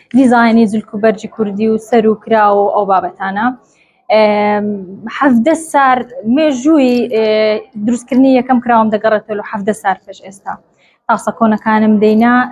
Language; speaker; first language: Central Kurdish; native; Central Kurdish